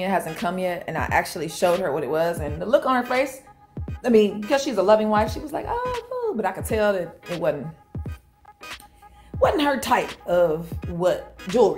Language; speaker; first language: English; native; English